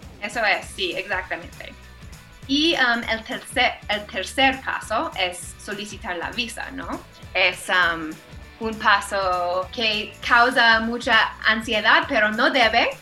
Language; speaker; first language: Spanish; non-native, fluent; English